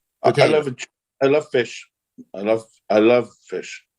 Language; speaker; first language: English; non-native, learner; Arabic